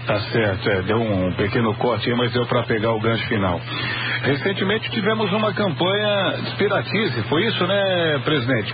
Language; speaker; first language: Portuguese; native; Portuguese